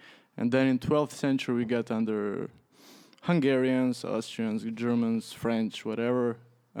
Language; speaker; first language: English; non-native, fluent; Croatian